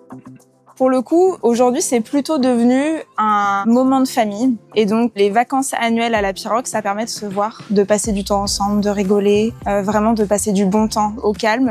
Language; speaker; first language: French; native; French